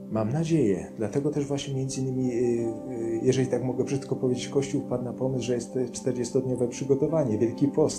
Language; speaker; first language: Polish; native; Polish